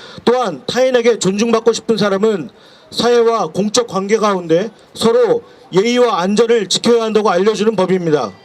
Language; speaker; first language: Korean; native; Korean